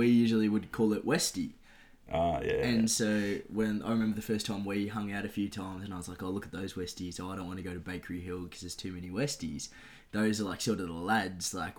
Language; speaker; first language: English; native; English